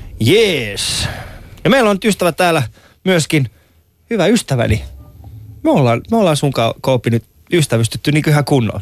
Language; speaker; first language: Finnish; early bilingual, other home language; Persian